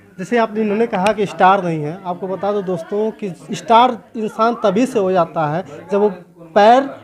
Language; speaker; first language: Hindi; native; Hindi